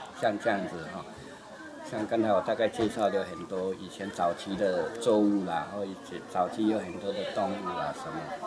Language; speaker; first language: Chinese; native; Chinese